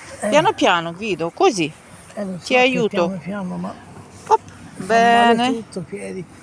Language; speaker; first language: Italian; non-native, learner; Ukrainian